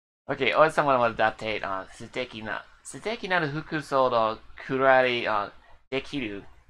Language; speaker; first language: English; native; English